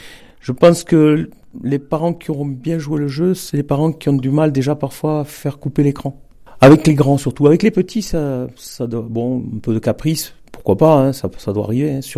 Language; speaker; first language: French; native; French